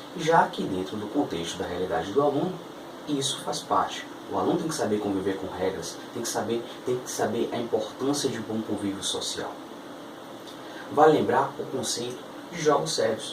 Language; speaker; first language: Portuguese; native; Portuguese